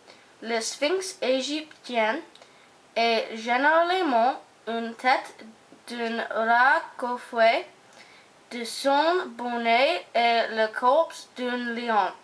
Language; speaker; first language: French; non-native, learner; English